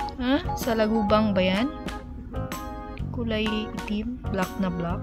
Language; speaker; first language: Filipino; native; Filipino